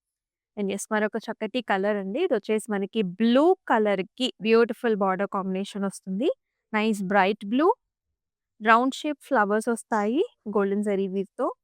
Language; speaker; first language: Telugu; native; Telugu